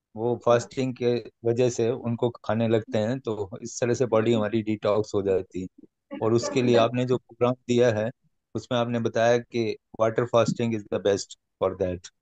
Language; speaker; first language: Hindi; native; Hindi